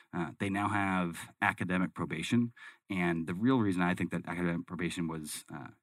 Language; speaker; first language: English; native; English